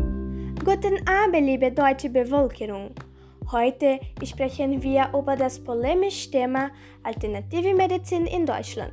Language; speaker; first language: German; non-native, learner; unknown